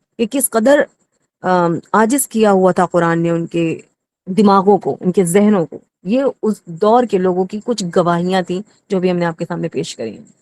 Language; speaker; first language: Urdu; native; Urdu